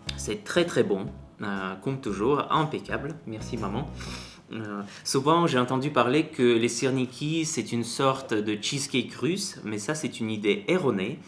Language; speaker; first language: French; non-native, fluent; Russian